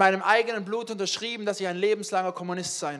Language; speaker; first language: German; native; German